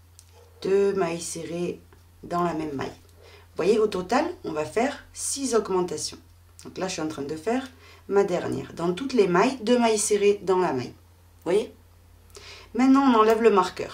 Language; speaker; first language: French; native; French